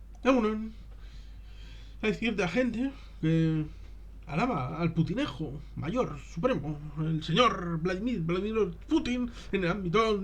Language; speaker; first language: Spanish; native; Spanish